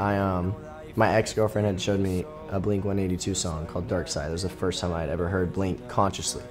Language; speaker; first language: English; native; English